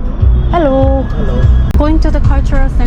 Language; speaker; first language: English; non-native, fluent; Korean